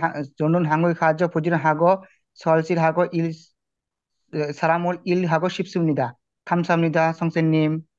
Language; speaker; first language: Korean; non-native, learner; Bangla